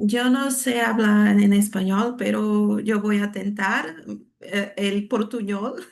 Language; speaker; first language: Spanish; non-native, learner; Portuguese